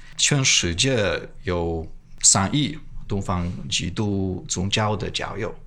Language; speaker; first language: Chinese; non-native, fluent; Polish